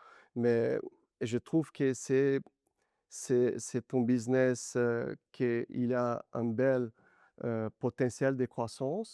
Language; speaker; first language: French; non-native, fluent; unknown